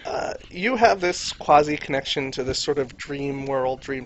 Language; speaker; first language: English; native; English